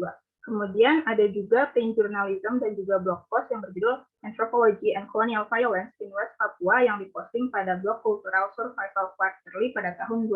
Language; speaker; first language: Indonesian; native; Indonesian